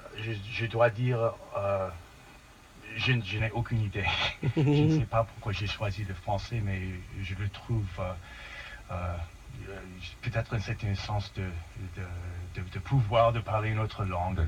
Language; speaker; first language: French; non-native, fluent; English